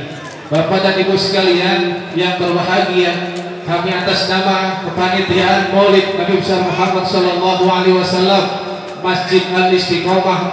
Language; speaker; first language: Indonesian; native; Indonesian